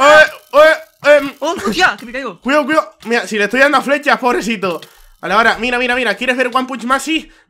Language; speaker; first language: Spanish; native; Spanish